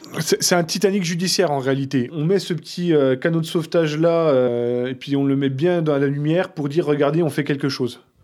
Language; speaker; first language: French; native; French